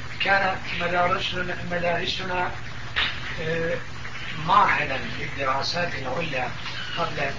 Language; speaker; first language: Arabic; non-native, fluent; Turkish